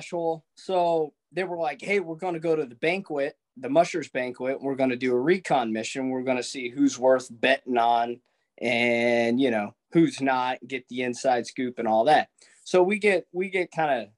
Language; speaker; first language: English; native; English